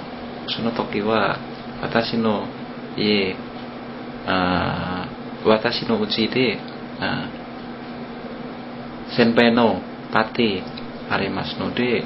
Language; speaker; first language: Japanese; non-native, learner; Indonesian